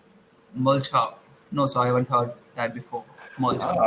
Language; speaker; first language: English; non-native, learner; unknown